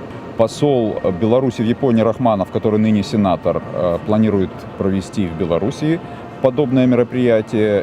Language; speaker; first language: Russian; native; Russian